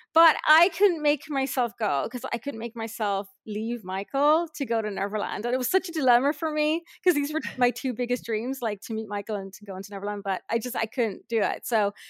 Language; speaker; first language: English; native; English